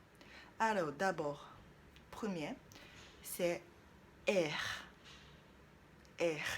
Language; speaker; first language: French; non-native, learner; Japanese